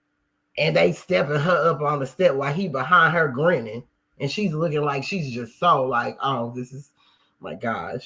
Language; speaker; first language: English; native; English